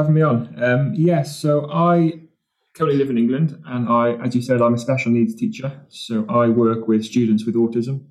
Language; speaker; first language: English; native; English